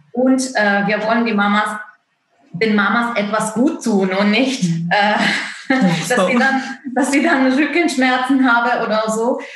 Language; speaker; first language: German; non-native, fluent; Italian